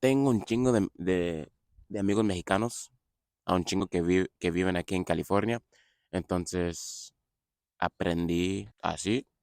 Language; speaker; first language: Spanish; non-native, fluent; English